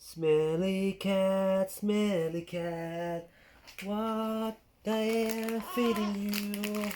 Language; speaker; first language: English; non-native, fluent; Thai